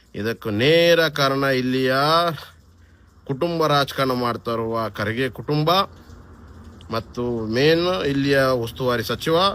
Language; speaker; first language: Kannada; non-native, local second language; Lambadi